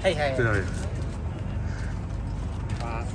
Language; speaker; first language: Japanese; native; Japanese